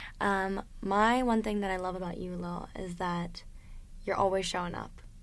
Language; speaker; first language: English; native; English